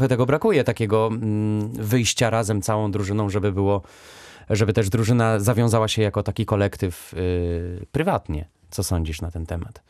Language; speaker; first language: Polish; native; Polish